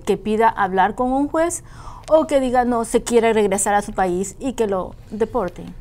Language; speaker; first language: Spanish; native; Spanish